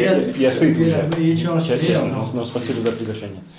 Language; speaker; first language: Russian; non-native, fluent; English